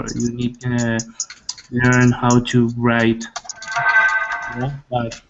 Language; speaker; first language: English; non-native, learner; Spanish